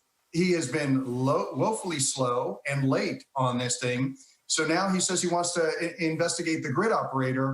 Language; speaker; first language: English; native; English